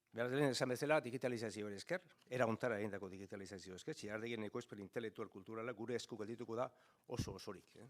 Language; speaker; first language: Basque; native; Basque